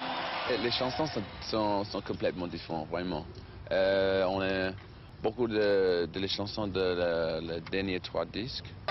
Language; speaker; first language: French; non-native, learner; English